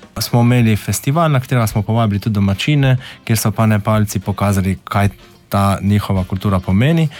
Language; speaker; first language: Slovenian; native; Slovenian